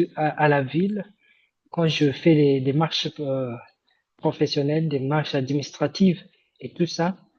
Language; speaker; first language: French; non-native, fluent; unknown